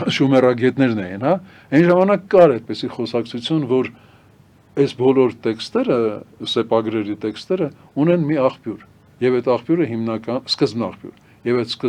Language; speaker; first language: Armenian; native; Armenian